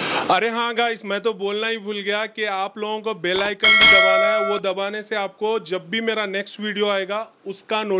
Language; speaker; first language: Hindi; native; Hindi